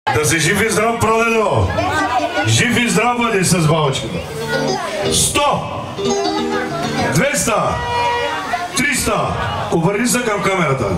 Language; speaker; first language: Bulgarian; non-native, local second language; Turkish